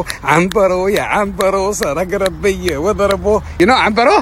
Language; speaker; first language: Arabic; native; Arabic